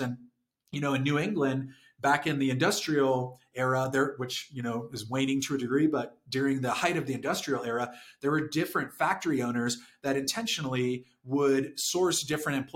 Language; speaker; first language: English; native; English